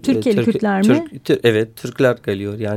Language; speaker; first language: Turkish; non-native, learner; Kurdish